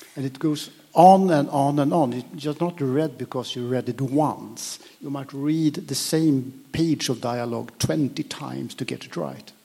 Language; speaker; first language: English; non-native, fluent; Swedish